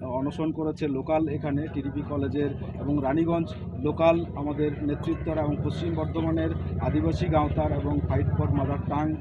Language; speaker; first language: Bangla; non-native, local second language; Santali